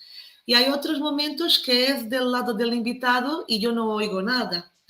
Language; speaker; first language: Spanish; non-native, fluent; Portuguese